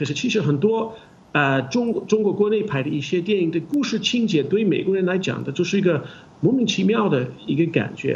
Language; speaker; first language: Chinese; non-native, fluent; English